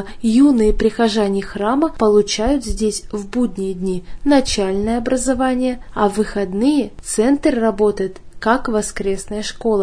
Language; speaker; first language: Russian; native; Russian